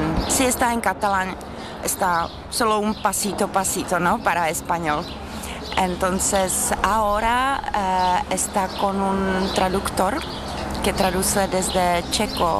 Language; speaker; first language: Spanish; non-native, fluent; Czech